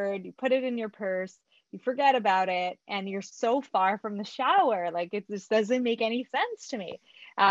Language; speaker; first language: English; non-native, fluent; French